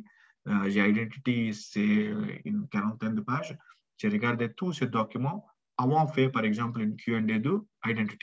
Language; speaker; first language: French; non-native, learner; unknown